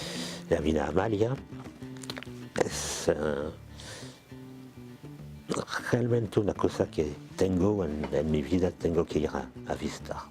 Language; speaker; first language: Spanish; non-native, fluent; French